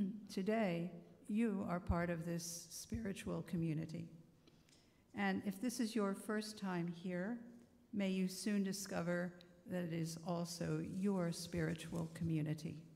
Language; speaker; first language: English; native; English